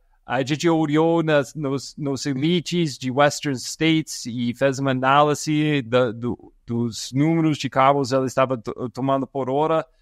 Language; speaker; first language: Portuguese; non-native, fluent; English